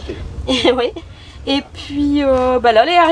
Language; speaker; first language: French; native; French